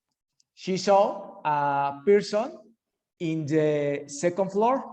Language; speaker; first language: English; non-native, learner; Spanish